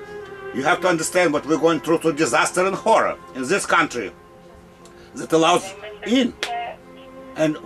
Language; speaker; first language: English; non-native, learner; Russian